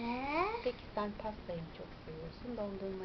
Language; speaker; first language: Turkish; native; Turkish